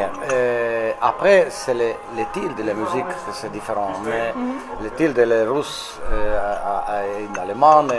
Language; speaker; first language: French; non-native, fluent; Italian